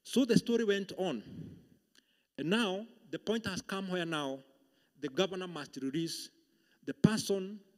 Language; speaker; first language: English; non-native, local second language; Swahili